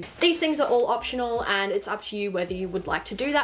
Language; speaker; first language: English; native; English